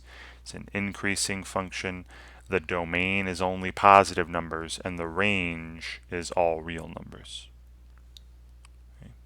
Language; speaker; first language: English; native; English